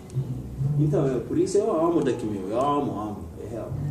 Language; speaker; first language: Portuguese; non-native, learner; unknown